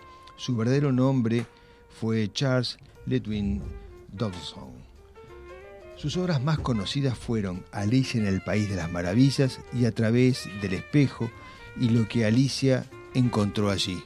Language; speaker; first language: Spanish; native; Spanish